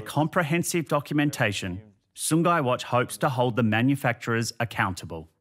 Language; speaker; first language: English; native; English